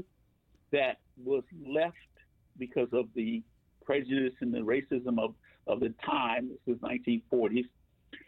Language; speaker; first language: English; native; English